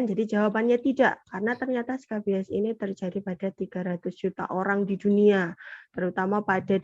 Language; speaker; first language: Indonesian; native; Indonesian